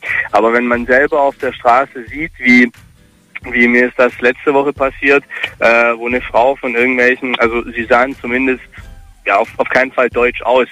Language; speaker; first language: German; early bilingual, other home language; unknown